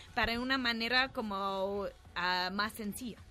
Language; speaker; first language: Spanish; non-native, fluent; English